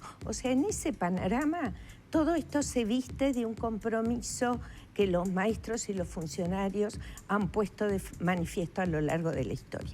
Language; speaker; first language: Spanish; native; Spanish